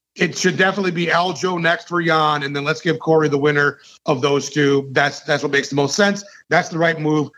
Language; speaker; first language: English; native; English